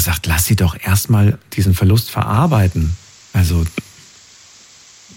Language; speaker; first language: German; native; German